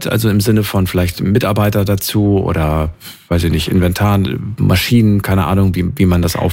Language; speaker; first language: German; native; German